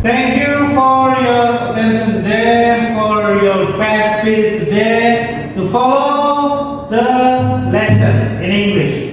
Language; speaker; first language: English; non-native, fluent; Indonesian